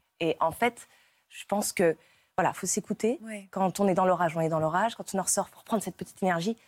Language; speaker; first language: French; native; French